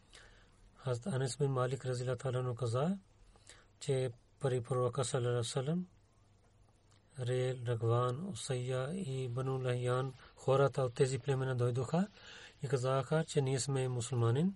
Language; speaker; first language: Bulgarian; non-native, learner; Urdu